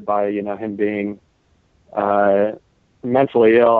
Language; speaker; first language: English; native; English